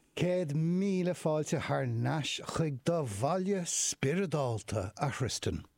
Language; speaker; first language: Irish; non-native, local second language; English